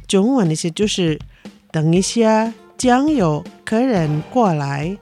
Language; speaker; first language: Chinese; non-native, learner; Indonesian